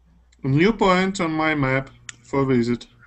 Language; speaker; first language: English; non-native, fluent; Russian